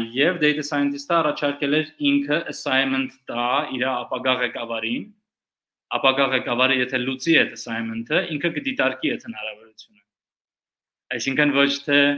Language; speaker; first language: Armenian; early bilingual, heritage; Armenian